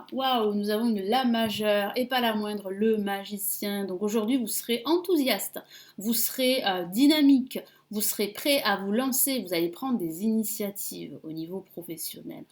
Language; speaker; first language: French; native; French